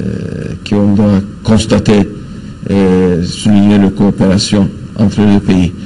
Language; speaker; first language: French; non-native, fluent; Turkish